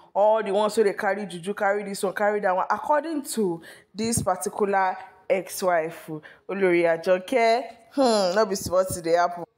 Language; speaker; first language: Nigerian Pidgin; non-native, local second language; Yoruba